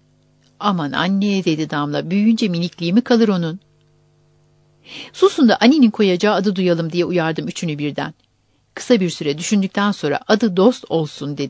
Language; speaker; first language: Turkish; native; Turkish